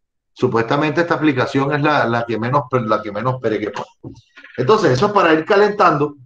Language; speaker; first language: Spanish; native; Spanish